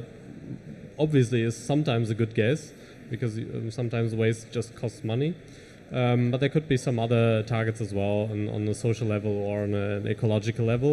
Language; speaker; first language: English; non-native, fluent; German